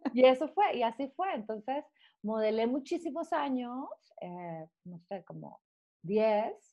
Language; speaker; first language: Spanish; native; Spanish